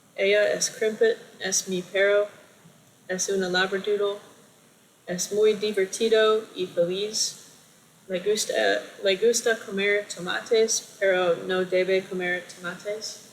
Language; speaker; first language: Spanish; non-native, learner; English